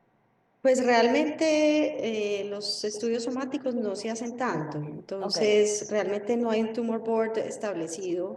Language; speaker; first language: Spanish; native; Spanish